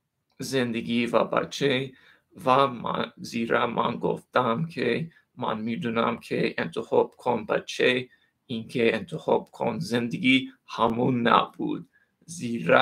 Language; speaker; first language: Persian; non-native, learner; English